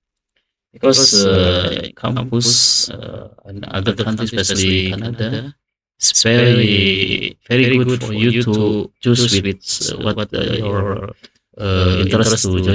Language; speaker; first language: English; non-native, learner; Indonesian